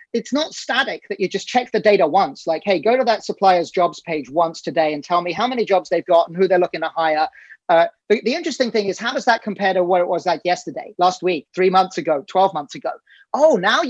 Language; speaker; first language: English; native; English